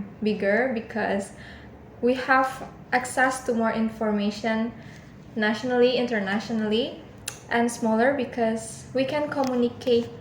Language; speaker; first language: English; non-native, learner; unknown